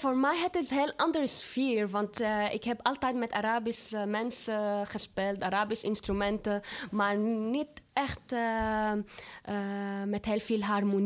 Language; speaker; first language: Dutch; non-native, learner; Arabic